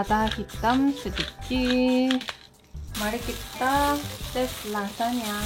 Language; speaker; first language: Indonesian; non-native, fluent; Korean